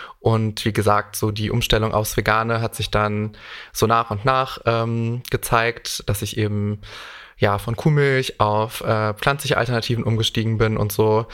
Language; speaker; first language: German; native; German